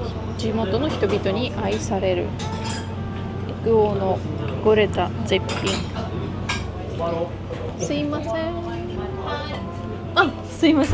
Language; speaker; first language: Japanese; non-native, fluent; Russian